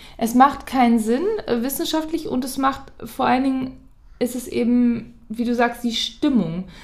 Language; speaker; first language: German; native; German